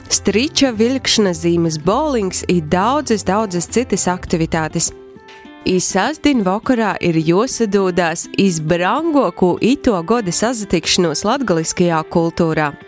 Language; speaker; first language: Latvian; native; Latvian